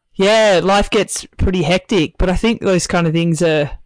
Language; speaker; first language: English; native; English